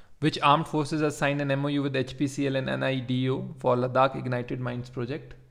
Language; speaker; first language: English; non-native, local second language; Hindi